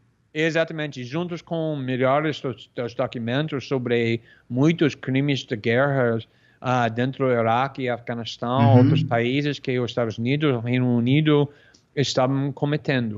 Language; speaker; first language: Portuguese; non-native, fluent; English